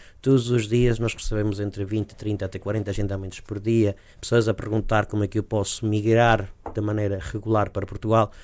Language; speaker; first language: Portuguese; early bilingual, heritage; Portuguese